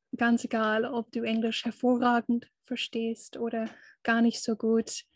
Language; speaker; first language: German; non-native, fluent; English